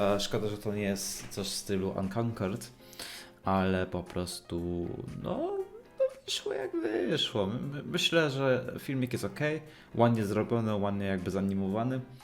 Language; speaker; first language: Polish; early bilingual, heritage; Polish